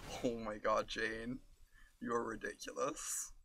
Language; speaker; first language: English; native; English